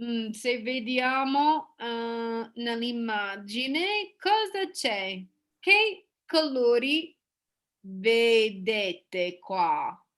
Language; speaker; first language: Italian; non-native, fluent; English